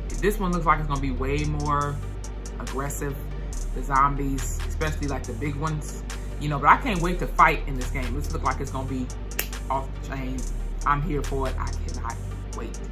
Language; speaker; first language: English; native; English